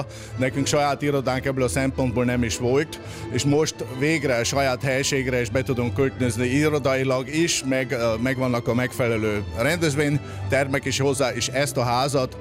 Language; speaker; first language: Hungarian; native; Hungarian